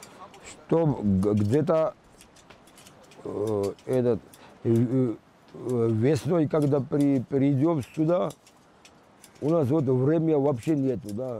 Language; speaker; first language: Russian; non-native, local second language; Georgian